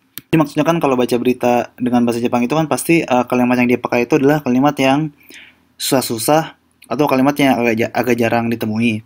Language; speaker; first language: Indonesian; native; Indonesian